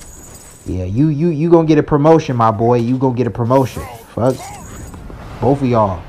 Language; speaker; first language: English; native; English